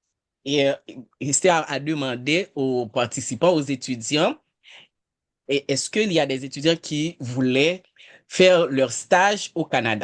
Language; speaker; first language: French; non-native, local second language; Haitian Creole